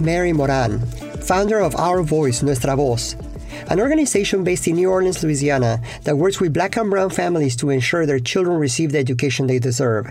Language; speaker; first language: English; non-native, fluent; Spanish